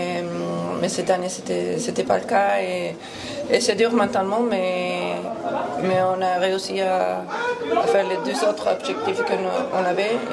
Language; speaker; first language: French; non-native, fluent; Spanish